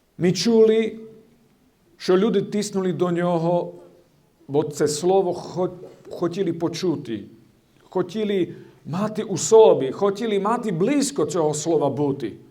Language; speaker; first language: Ukrainian; non-native, fluent; Slovak